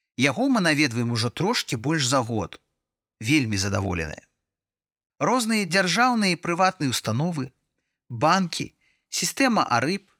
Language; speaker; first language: Belarusian; non-native, local second language; Russian